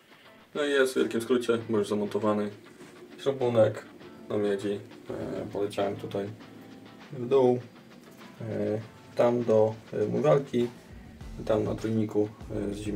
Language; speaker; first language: Polish; native; Polish